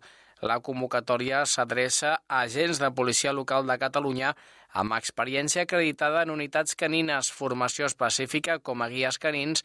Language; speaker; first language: Catalan; native; Catalan